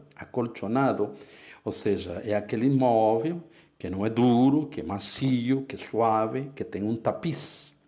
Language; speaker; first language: Portuguese; non-native, fluent; Spanish